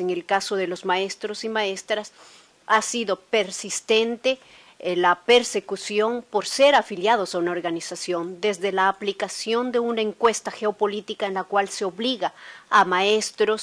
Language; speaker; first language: Spanish; native; Spanish